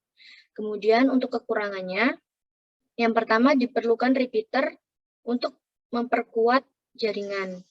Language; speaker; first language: Indonesian; native; Indonesian